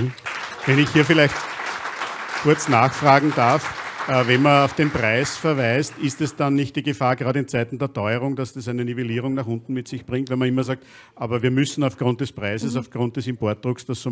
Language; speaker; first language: German; native; German